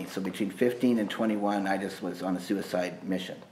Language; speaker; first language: English; native; English